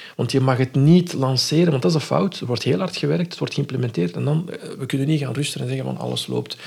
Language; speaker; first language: Dutch; non-native, fluent; Arabic